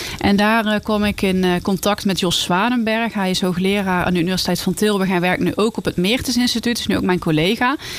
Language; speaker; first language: Dutch; native; Dutch